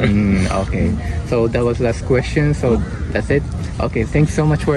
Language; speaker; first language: English; non-native, learner; Japanese